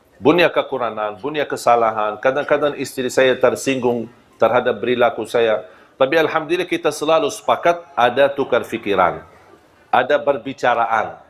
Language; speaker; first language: Malay; non-native, fluent; Arabic